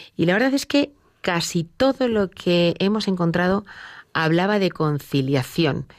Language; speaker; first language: Spanish; native; Spanish